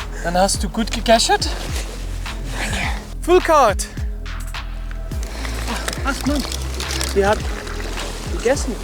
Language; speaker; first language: German; non-native, learner; Dutch